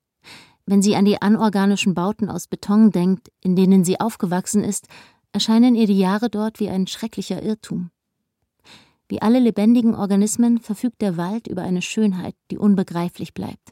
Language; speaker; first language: German; native; German